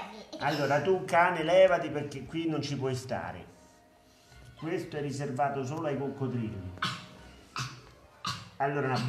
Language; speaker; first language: Italian; native; Italian